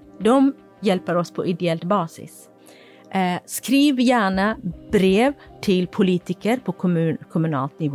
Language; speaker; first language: Swedish; non-native, fluent; Kurdish